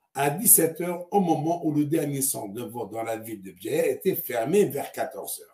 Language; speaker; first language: French; non-native, local second language; Arabic